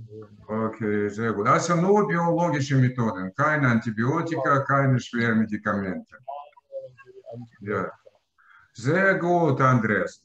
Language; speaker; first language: German; non-native, learner; Russian